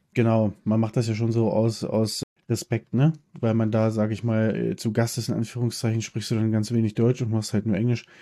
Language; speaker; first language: German; early bilingual, other home language; Polish